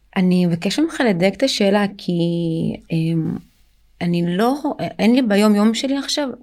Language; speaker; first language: Hebrew; early bilingual, other home language; Russian